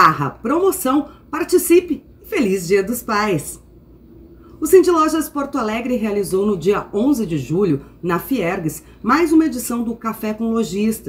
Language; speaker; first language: Portuguese; native; Portuguese